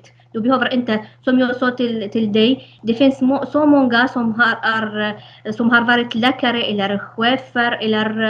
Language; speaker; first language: Swedish; non-native, fluent; Arabic